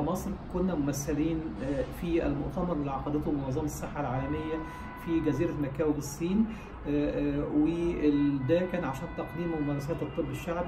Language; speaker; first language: Arabic; native; Arabic